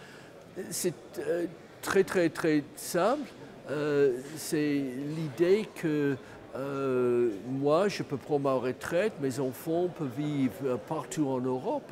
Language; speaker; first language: French; non-native, fluent; English